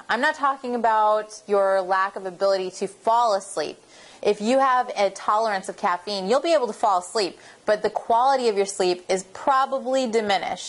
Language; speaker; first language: English; native; English